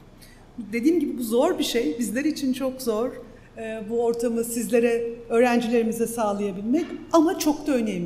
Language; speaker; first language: Turkish; native; Turkish